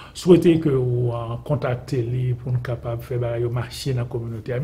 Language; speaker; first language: French; non-native, local second language; Haitian Creole